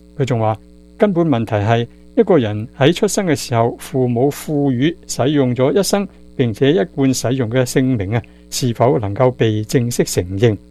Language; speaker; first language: Chinese; non-native, local second language; Cantonese